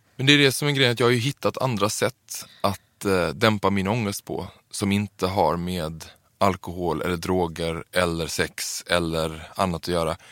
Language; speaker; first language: Swedish; native; Swedish